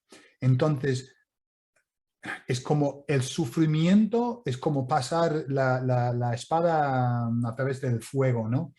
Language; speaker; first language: Spanish; non-native, fluent; English